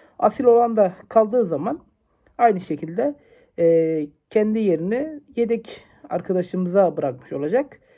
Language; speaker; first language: Turkish; native; Turkish